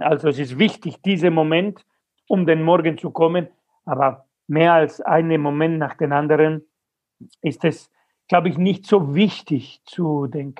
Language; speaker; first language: German; non-native, fluent; Spanish